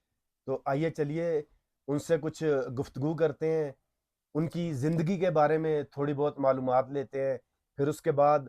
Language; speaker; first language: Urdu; non-native, local second language; Punjabi